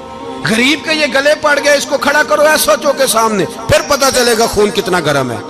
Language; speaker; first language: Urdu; non-native, local second language; Punjabi